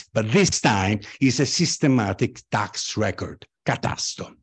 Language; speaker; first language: English; non-native, fluent; Italian